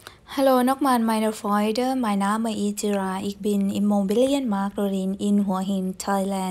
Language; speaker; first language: German; non-native, fluent; Thai